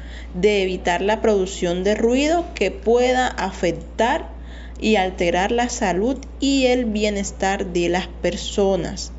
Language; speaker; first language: Spanish; native; Spanish